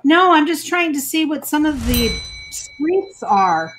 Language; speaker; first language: English; native; English